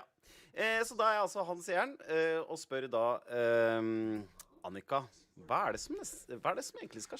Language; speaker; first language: Norwegian; native; Norwegian